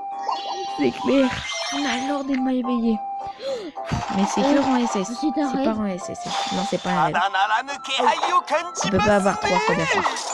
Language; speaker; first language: French; native; French